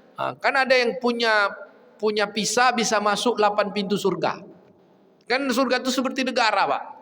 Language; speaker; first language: Malay; non-native, local second language; Minangkabau